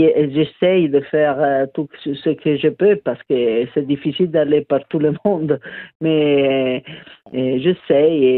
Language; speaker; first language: French; non-native, fluent; Italian